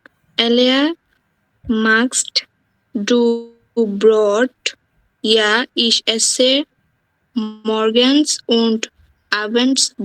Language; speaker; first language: German; non-native, learner; Bangla